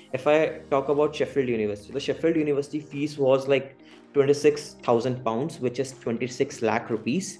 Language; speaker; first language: English; non-native, local second language; Hindi